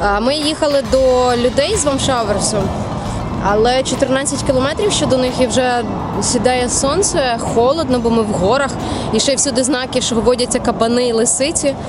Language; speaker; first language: Ukrainian; native; Ukrainian